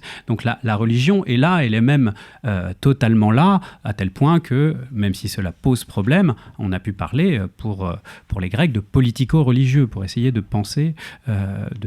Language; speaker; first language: French; native; French